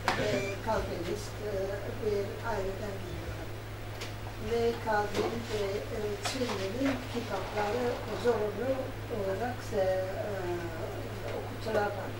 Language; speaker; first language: Turkish; non-native, learner; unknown